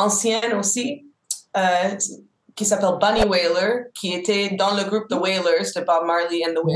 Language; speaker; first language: French; non-native, local second language; English